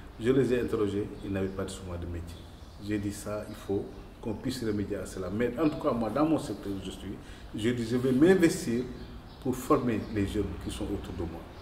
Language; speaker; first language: French; non-native, local second language; Wolof